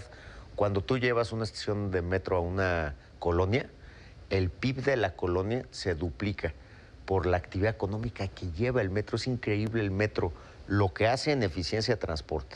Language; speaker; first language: Spanish; native; Spanish